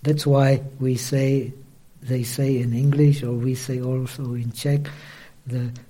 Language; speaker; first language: English; non-native, fluent; Czech